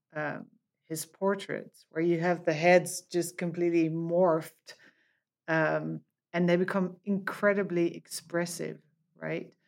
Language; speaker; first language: English; non-native, fluent; Dutch